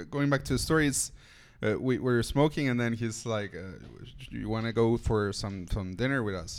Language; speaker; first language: English; non-native, fluent; Spanish